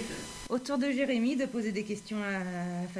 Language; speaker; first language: French; native; French